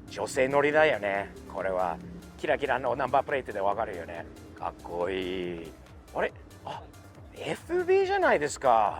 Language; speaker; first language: Japanese; non-native, fluent; English